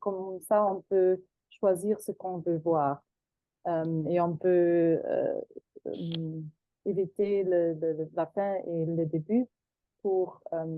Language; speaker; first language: French; non-native, fluent; German